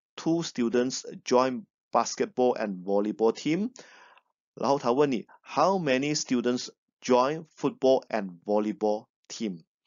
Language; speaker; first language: English; non-native, local second language; Chinese